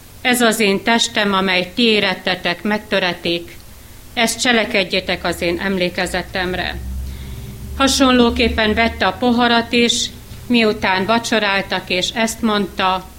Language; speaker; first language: Hungarian; native; Hungarian